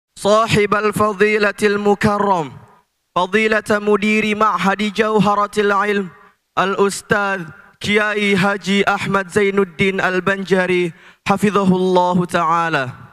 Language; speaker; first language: Arabic; non-native, learner; Indonesian